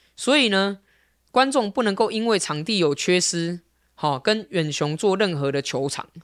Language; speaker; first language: Chinese; native; Chinese